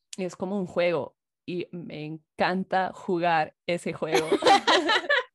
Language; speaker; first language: Spanish; non-native, fluent; English